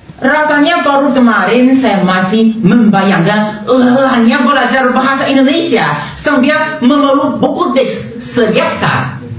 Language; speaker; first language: Indonesian; non-native, learner; Chinese